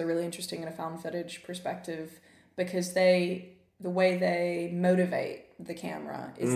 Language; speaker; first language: English; native; English